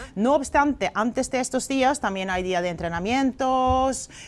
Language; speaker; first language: Spanish; non-native, fluent; Swedish